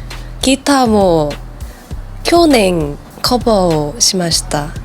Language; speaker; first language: Japanese; non-native, learner; Korean